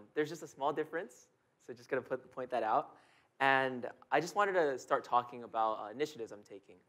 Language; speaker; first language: English; native; English